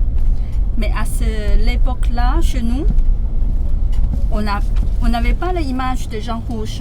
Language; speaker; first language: French; non-native, fluent; Chinese